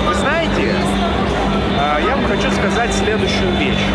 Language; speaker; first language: Russian; native; Russian